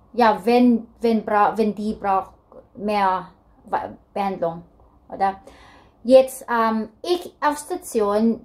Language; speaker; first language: German; non-native, learner; Filipino